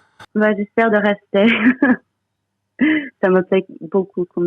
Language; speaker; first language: French; non-native, fluent; English